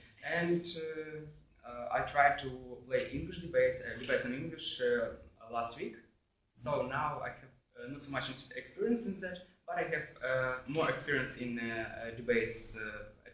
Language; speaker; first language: English; non-native, learner; Russian